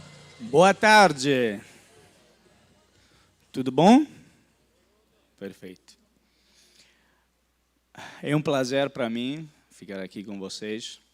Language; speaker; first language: Portuguese; non-native, fluent; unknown